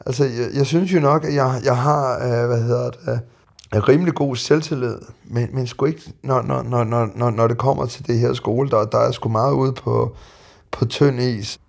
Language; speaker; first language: Danish; native; Danish